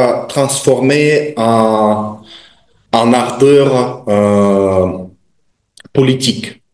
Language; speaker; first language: French; non-native, fluent; Russian